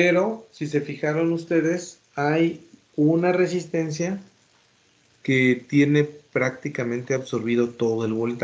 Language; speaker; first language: Spanish; native; Spanish